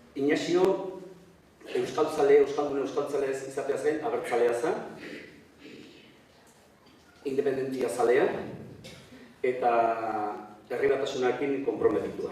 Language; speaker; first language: Basque; native; Basque